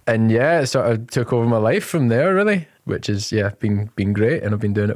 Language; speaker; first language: English; native; English